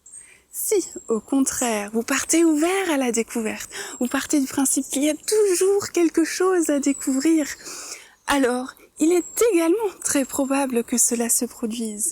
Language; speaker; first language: French; native; French